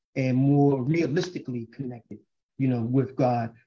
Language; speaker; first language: English; native; English